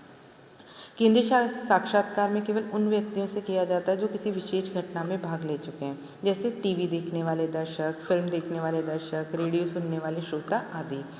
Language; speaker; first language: Hindi; native; Hindi